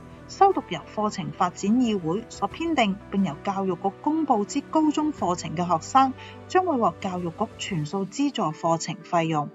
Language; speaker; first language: Chinese; non-native, local second language; Cantonese